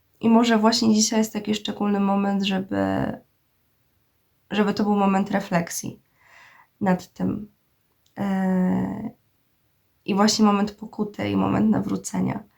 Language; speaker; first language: Polish; native; Polish